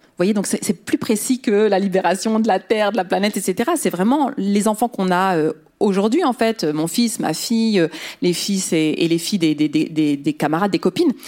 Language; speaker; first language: French; early bilingual, other home language; Riffian